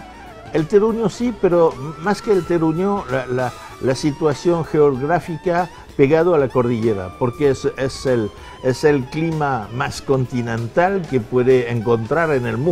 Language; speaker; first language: Spanish; non-native, fluent; French